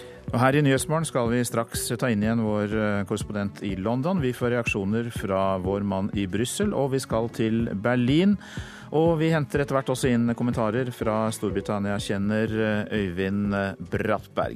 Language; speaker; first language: Norwegian; native; Norwegian